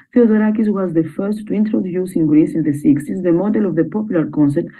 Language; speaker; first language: English; non-native, fluent; Greek